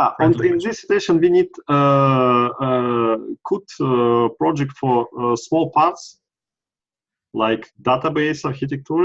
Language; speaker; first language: English; non-native, learner; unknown